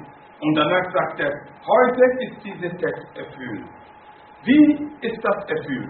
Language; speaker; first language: German; non-native, fluent; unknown